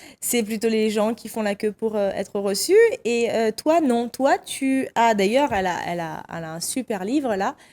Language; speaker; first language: French; native; French